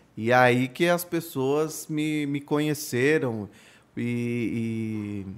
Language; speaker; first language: Portuguese; native; Portuguese